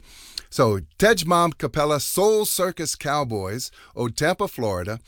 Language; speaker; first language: Czech; non-native, learner; English